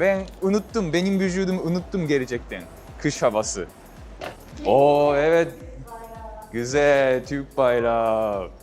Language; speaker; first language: Turkish; non-native, fluent; Japanese